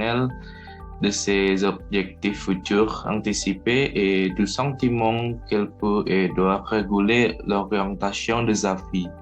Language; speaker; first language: French; non-native, learner; Indonesian